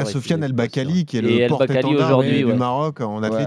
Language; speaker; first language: French; native; French